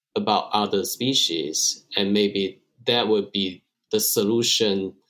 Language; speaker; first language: English; non-native, fluent; Chinese